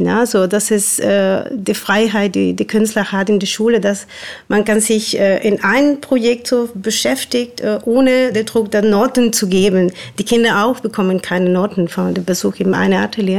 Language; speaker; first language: German; non-native, fluent; Spanish